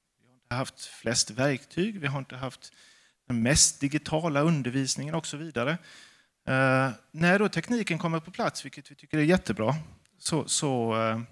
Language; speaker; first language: Swedish; native; Swedish